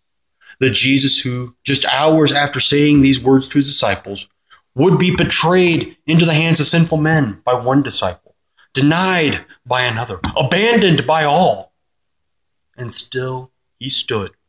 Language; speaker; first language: English; native; English